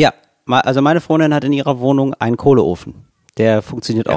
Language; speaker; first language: German; native; German